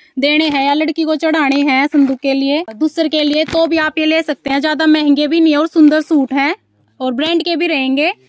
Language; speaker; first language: Hindi; native; Hindi